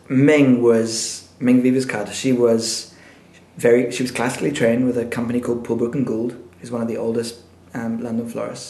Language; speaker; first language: English; native; English